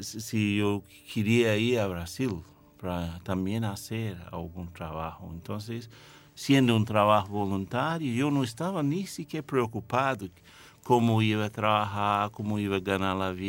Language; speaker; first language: Spanish; non-native, fluent; English